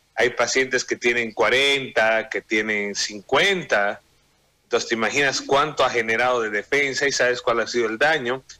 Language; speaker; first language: Spanish; native; Spanish